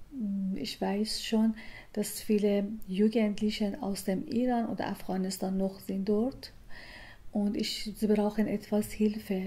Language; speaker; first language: German; non-native, learner; Persian